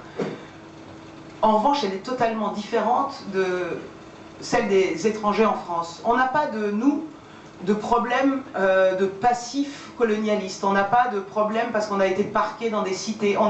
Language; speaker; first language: French; early bilingual, other home language; Persian